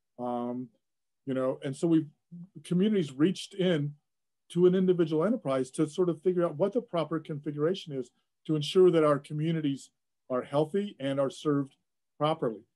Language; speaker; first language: English; native; English